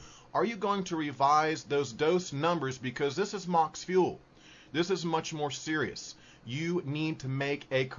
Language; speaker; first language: English; native; English